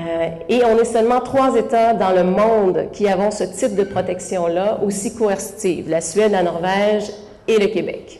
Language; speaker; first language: French; native; French